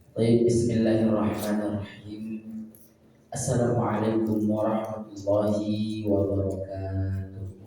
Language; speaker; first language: Indonesian; native; Indonesian